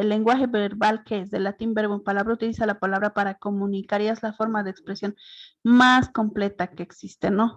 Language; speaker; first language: Spanish; native; Spanish